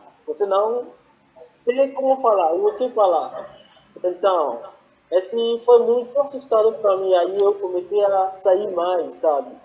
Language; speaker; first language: Portuguese; non-native, fluent; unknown